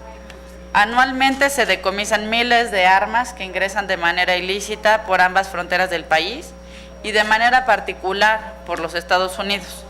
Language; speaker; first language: Spanish; native; Spanish